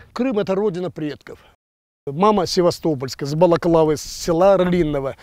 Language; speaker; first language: Russian; non-native, local second language; Crimean Tatar